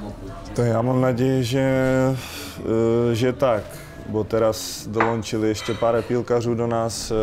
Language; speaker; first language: Polish; non-native, learner; Czech